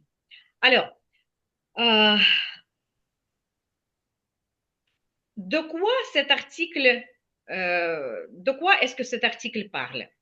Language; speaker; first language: French; non-native, fluent; Ukrainian